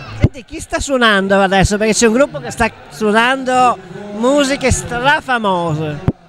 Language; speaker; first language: Italian; native; Italian